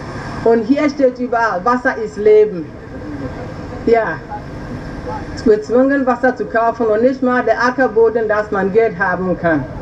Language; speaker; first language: German; non-native, learner; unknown